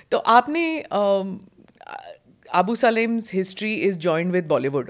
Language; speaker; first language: English; non-native, local second language; Hindi